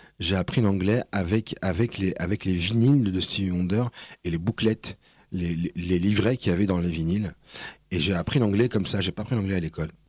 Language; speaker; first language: French; early bilingual, other home language; Spanish